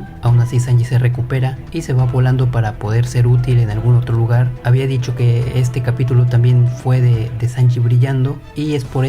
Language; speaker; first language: Spanish; native; Spanish